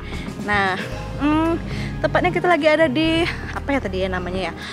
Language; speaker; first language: Indonesian; native; Indonesian